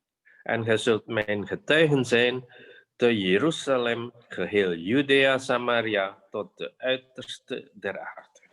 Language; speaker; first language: Dutch; non-native, fluent; Indonesian